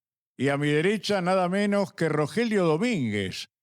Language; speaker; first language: Spanish; native; Spanish